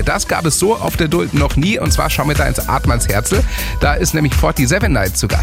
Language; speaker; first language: German; native; German